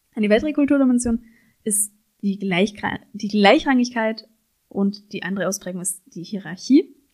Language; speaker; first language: German; native; German